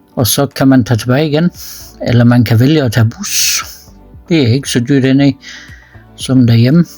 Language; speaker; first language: Danish; native; Danish